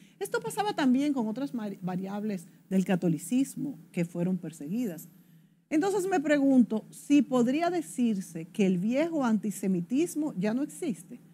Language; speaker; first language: Spanish; native; Spanish